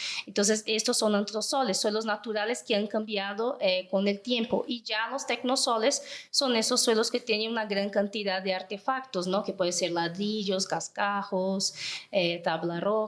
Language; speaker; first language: Spanish; non-native, fluent; Portuguese